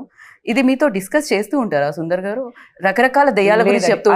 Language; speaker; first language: Telugu; native; Telugu